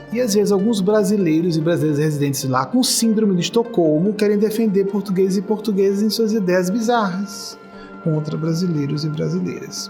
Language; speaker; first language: Portuguese; native; Portuguese